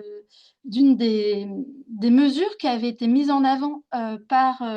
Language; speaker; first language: French; native; French